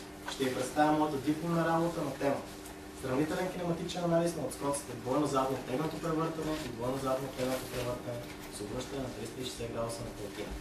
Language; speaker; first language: Bulgarian; native; Bulgarian